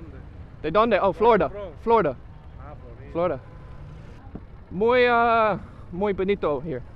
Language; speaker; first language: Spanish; non-native, learner; English